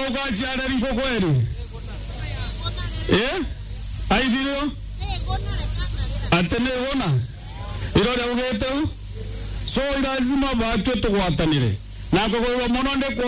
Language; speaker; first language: Swahili; non-native, local second language; Meru